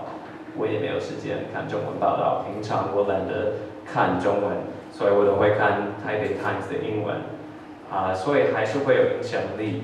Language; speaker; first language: Chinese; early bilingual, heritage; English